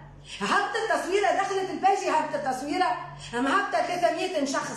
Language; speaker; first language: Arabic; native; Arabic